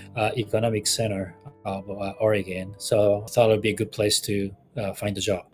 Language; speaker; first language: English; non-native, fluent; Japanese